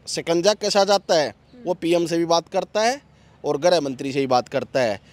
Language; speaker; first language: Hindi; native; Hindi